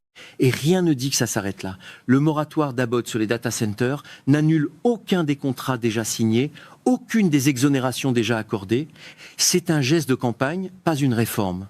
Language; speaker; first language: French; native; French